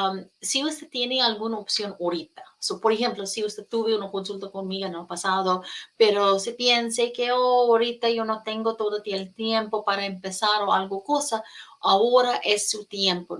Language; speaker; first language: Spanish; non-native, fluent; English